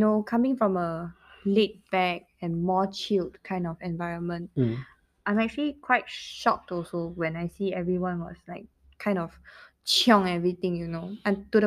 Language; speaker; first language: English; non-native, local second language; Chinese